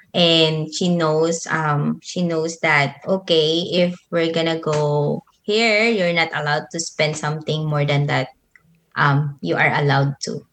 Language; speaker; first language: English; non-native, local second language; Filipino